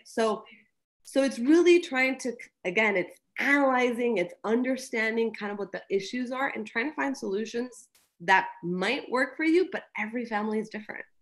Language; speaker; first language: English; early bilingual, other home language; Spanish